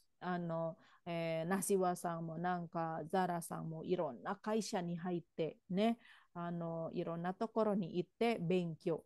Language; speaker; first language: Japanese; non-native, fluent; Indonesian